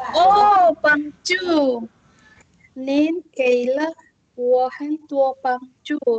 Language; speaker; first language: Chinese; non-native, learner; Indonesian